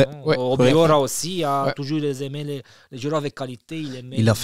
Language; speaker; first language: French; non-native, fluent; Romanian